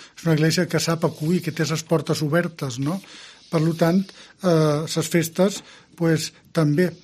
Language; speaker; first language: Catalan; native; Catalan